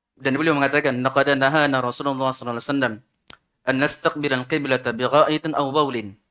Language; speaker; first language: Malay; non-native, local second language; Sundanese